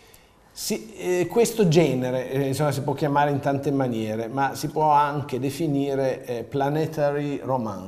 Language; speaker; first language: Italian; native; Italian